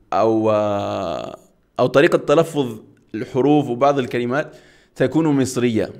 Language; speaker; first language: Arabic; non-native, fluent; Catalan